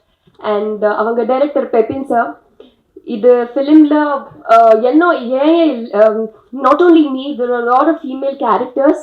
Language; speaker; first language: Tamil; non-native, learner; Telugu